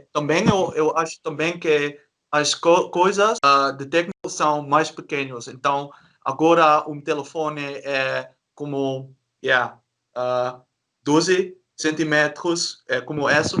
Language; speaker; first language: Portuguese; non-native, learner; Dutch